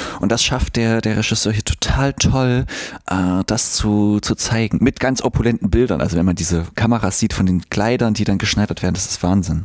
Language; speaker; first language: German; native; German